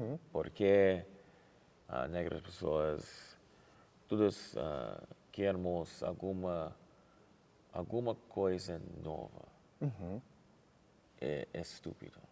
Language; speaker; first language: Portuguese; non-native, learner; English